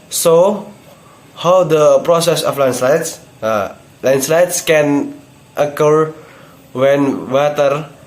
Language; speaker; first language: English; non-native, learner; Indonesian